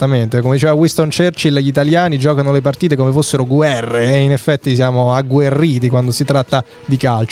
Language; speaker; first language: Italian; native; Italian